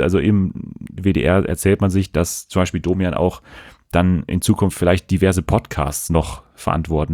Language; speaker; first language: German; native; German